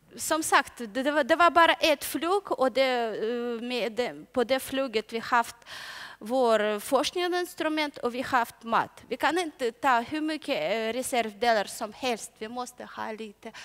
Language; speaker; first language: Swedish; non-native, learner; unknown